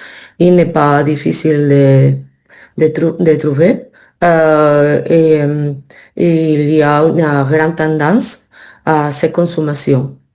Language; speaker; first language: French; non-native, learner; Spanish